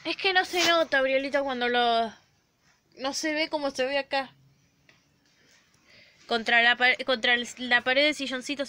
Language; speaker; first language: Spanish; native; Spanish